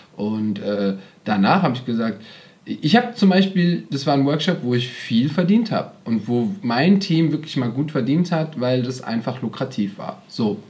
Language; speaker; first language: German; native; German